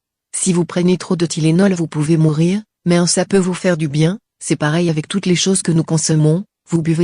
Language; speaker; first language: French; native; French